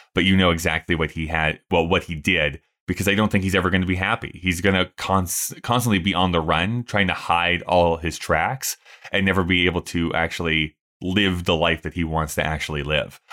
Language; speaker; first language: English; native; English